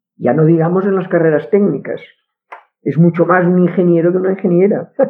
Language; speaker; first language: Spanish; non-native, local second language; Catalan